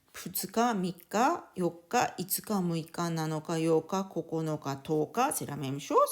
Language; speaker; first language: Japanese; native; Japanese